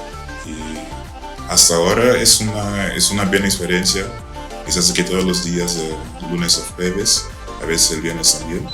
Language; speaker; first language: Spanish; non-native, learner; Dutch